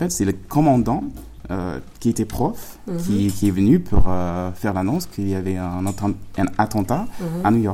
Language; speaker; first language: French; non-native, fluent; English